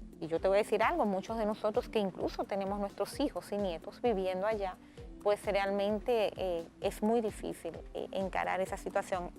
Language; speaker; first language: Spanish; native; Spanish